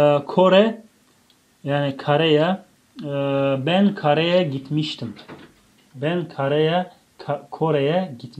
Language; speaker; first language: Turkish; non-native, fluent; Tajik